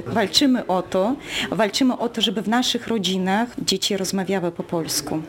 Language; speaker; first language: Polish; non-native, local second language; Russian